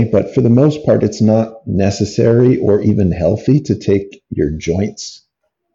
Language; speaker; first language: English; native; English